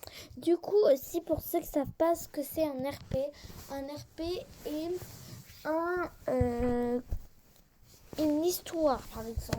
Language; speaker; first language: French; native; French